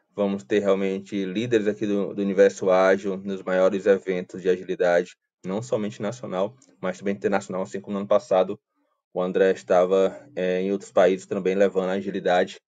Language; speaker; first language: Portuguese; native; Portuguese